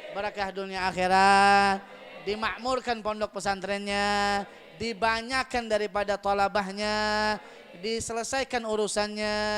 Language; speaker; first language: Indonesian; native; Indonesian